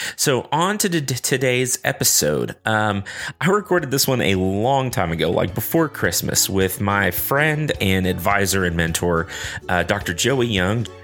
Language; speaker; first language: English; native; English